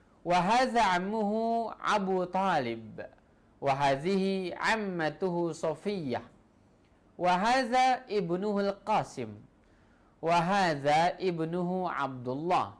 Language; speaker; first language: Arabic; non-native, fluent; Indonesian